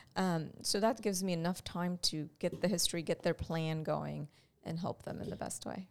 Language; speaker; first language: English; non-native, local second language; Gujarati